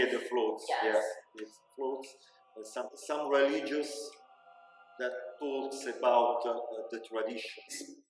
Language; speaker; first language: English; non-native, local second language; Italian